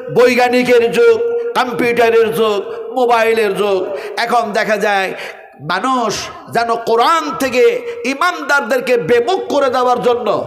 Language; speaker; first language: Bangla; non-native, local second language; Urdu